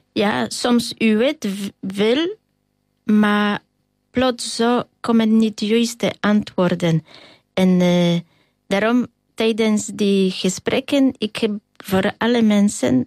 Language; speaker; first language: Dutch; non-native, learner; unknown